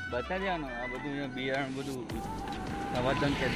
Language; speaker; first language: Hindi; non-native, local second language; Gujarati